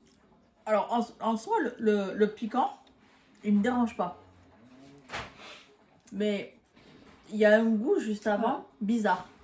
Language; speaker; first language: French; native; French